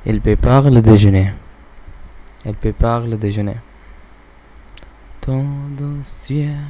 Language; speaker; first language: French; non-native, learner; English